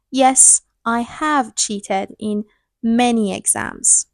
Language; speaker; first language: English; non-native, fluent; Persian